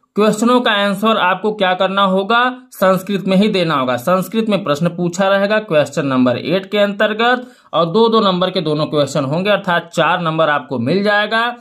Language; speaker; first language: Hindi; native; Hindi